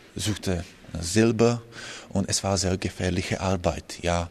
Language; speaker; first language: German; non-native, fluent; Czech